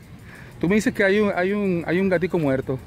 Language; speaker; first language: Spanish; native; Spanish